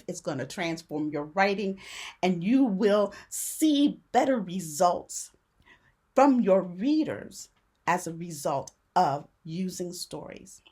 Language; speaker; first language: English; native; English